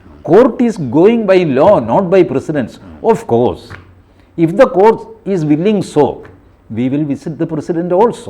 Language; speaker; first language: English; non-native, local second language; Malayalam